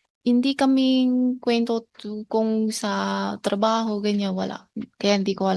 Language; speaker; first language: Filipino; non-native, learner; Chinese